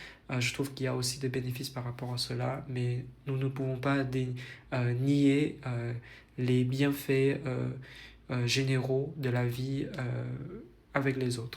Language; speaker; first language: French; non-native, fluent; Vietnamese